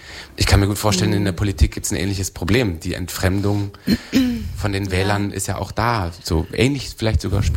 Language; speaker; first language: German; native; German